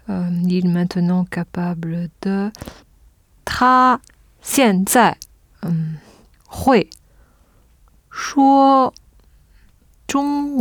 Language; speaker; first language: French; non-native, fluent; Chinese